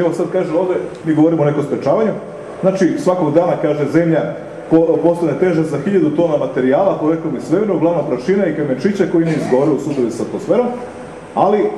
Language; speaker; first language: Serbian; native; Serbian